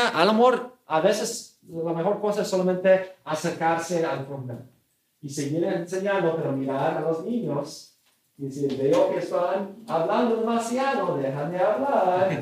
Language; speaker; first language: Spanish; non-native, fluent; English